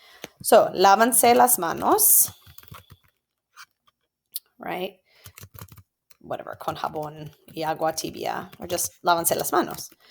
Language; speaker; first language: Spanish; non-native, fluent; English